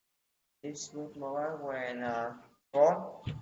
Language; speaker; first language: English; non-native, learner; Vietnamese